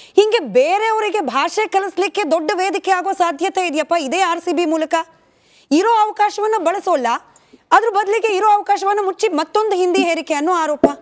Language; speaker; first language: Kannada; native; Kannada